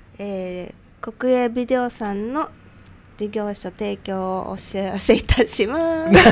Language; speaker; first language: Japanese; early bilingual, other home language; Portuguese